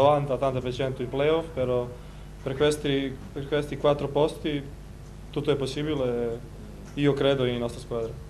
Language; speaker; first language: Italian; non-native, learner; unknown